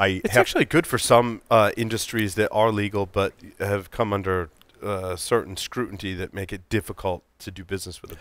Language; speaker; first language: English; native; English